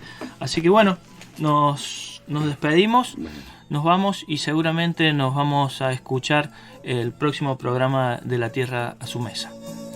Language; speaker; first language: Spanish; native; Spanish